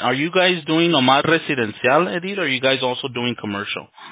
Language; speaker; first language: English; early bilingual, other home language; Spanish